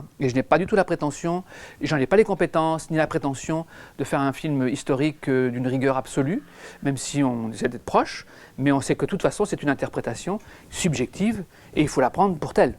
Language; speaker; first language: French; native; French